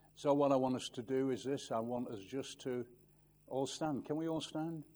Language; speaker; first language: English; native; English